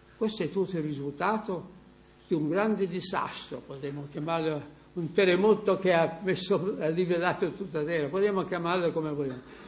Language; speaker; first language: Italian; non-native, fluent; English